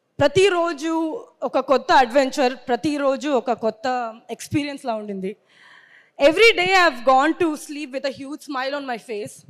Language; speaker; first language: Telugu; non-native, learner; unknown